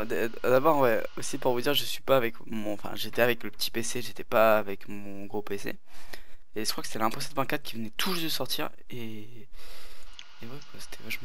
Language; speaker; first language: French; native; French